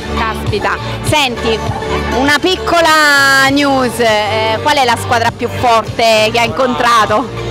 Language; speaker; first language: Italian; native; Italian